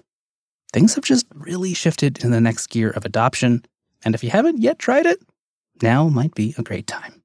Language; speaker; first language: English; native; English